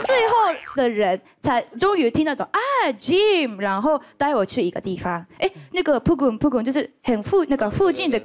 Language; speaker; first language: Chinese; non-native, fluent; Japanese